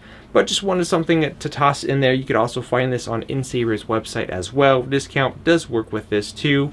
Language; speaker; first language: English; native; English